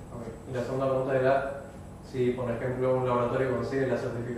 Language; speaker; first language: Spanish; native; Spanish